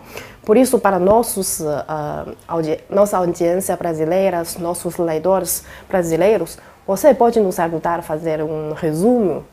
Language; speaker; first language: Portuguese; non-native, fluent; Chinese